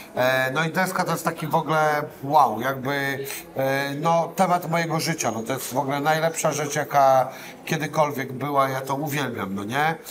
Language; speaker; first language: Polish; native; Polish